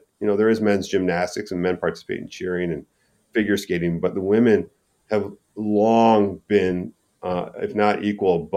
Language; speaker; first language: English; native; English